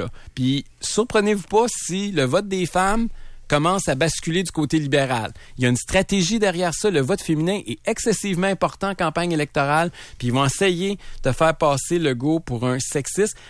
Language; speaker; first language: French; native; French